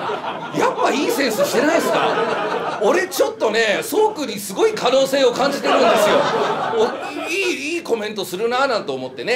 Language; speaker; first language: Japanese; native; Japanese